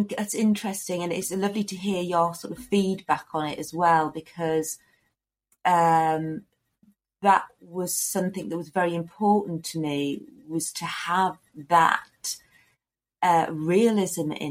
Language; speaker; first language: English; native; English